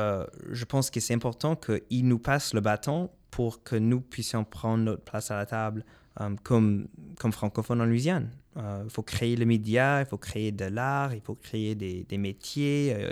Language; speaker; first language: French; non-native, local second language; English